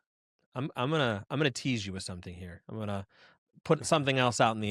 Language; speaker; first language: English; native; English